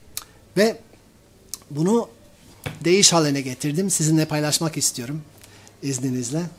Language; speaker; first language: Turkish; non-native, fluent; English